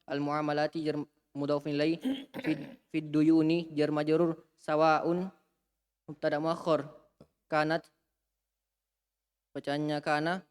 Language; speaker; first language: Arabic; non-native, learner; Indonesian